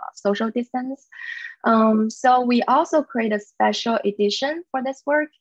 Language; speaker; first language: English; non-native, fluent; Chinese